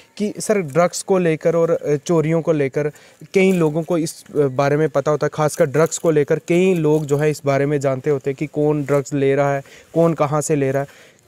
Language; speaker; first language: Hindi; native; Hindi